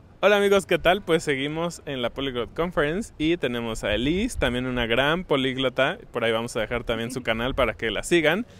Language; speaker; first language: Spanish; native; Spanish